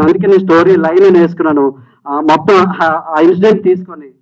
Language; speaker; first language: Telugu; native; Telugu